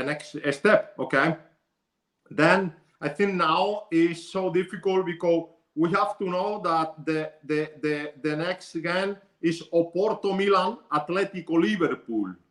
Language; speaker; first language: English; non-native, learner; Spanish